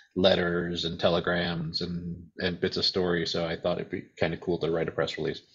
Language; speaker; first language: English; native; English